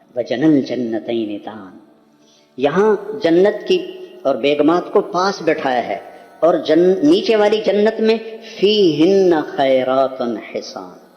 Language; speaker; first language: Urdu; non-native, local second language; Punjabi